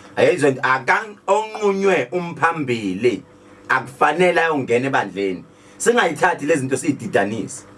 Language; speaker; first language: Zulu; native; Zulu